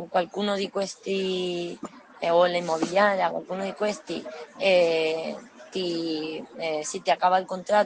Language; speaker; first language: Italian; non-native, learner; Spanish